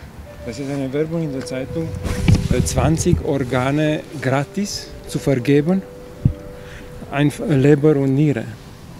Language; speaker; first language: German; non-native, fluent; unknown